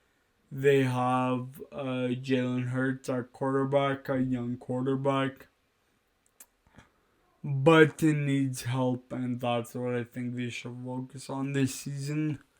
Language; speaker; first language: English; native; English